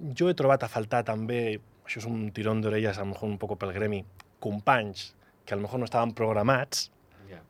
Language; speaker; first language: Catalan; non-native, local second language; Spanish